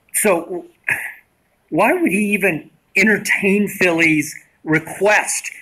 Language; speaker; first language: English; native; English